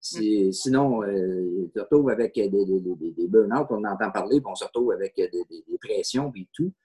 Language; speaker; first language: French; native; French